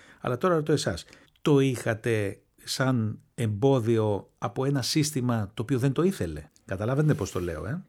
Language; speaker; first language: Greek; native; Greek